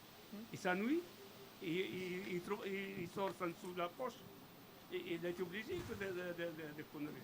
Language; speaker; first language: French; non-native, fluent; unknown